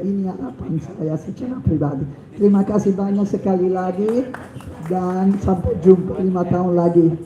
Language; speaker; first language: Indonesian; non-native, fluent; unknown